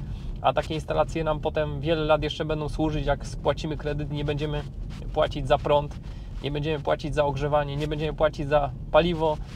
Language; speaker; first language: Polish; native; Polish